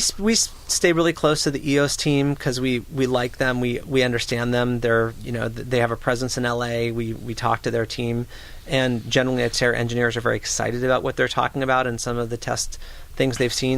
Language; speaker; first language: English; native; English